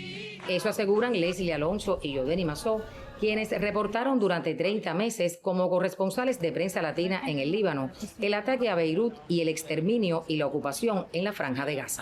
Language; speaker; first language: Spanish; native; Spanish